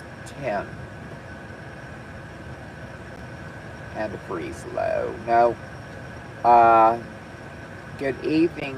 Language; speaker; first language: English; native; English